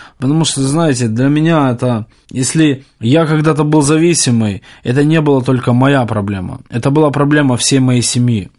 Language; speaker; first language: Russian; native; Russian